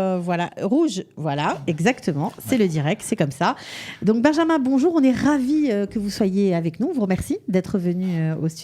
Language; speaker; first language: French; native; French